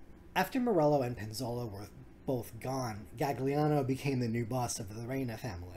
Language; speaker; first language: English; native; English